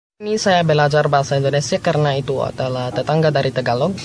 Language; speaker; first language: Indonesian; non-native, learner; Filipino